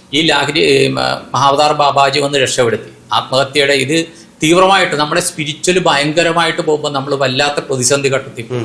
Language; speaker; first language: Malayalam; non-native, local second language; Konkani